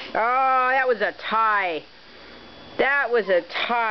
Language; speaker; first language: English; native; English